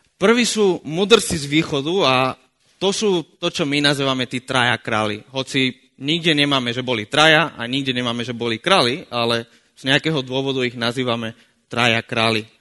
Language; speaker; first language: Slovak; non-native, fluent; Spanish